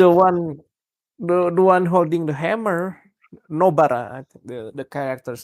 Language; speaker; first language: English; non-native, learner; Indonesian